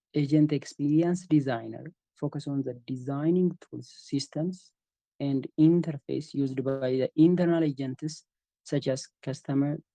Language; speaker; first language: English; non-native, local second language; Amharic